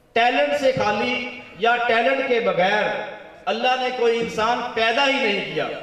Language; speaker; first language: Urdu; non-native, local second language; Punjabi